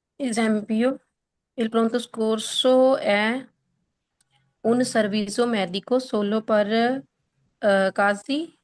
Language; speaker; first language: Italian; non-native, learner; Punjabi